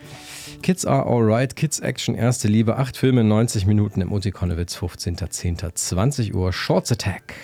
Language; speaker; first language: German; native; German